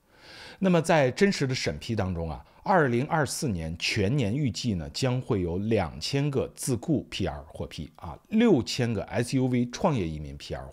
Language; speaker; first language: Chinese; native; Chinese